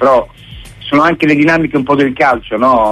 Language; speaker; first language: Italian; native; Italian